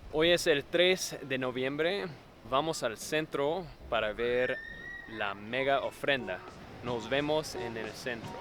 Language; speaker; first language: Spanish; non-native, fluent; English